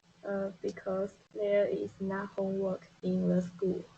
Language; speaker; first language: English; non-native, learner; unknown